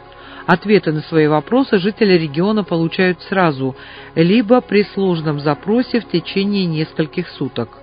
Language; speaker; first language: Russian; native; Russian